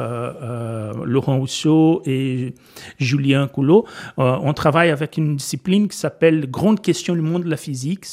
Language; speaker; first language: French; non-native, fluent; Portuguese